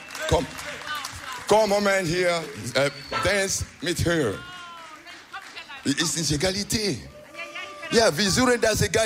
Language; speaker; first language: English; non-native, learner; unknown